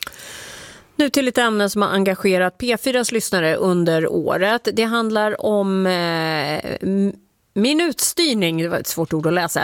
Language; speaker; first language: Swedish; native; Swedish